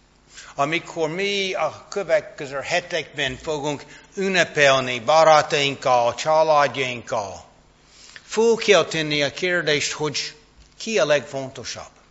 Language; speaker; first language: Hungarian; non-native, fluent; English